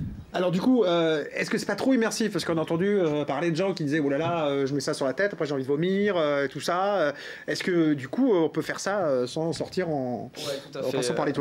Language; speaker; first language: French; native; French